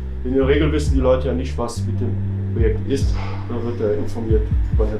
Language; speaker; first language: German; native; German